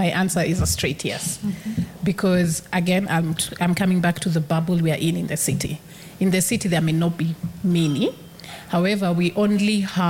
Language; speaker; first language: English; non-native, local second language; Kikuyu